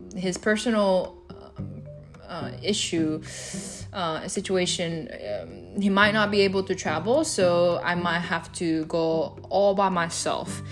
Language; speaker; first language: English; non-native, fluent; Japanese